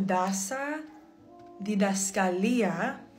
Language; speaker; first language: Greek; non-native, learner; English